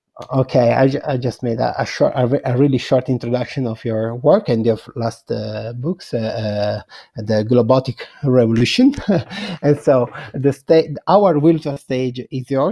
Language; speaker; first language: English; non-native, fluent; Italian